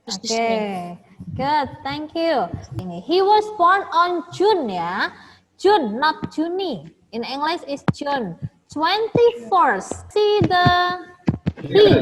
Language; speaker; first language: English; non-native, learner; Indonesian